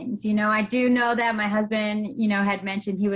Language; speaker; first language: English; native; English